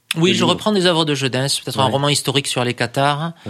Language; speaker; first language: French; native; French